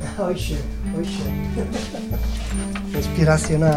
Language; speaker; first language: Basque; non-native, learner; French